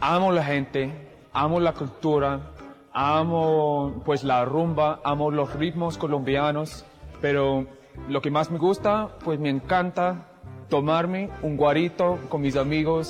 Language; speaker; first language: Spanish; non-native, fluent; English